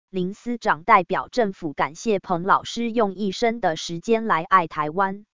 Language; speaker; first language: Chinese; native; Chinese